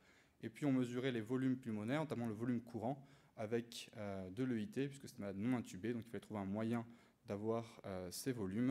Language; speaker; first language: French; native; French